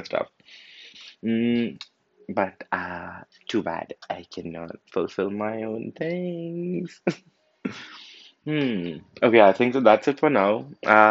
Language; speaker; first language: English; non-native, local second language; Punjabi